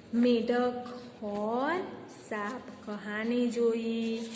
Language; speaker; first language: Hindi; non-native, local second language; Gujarati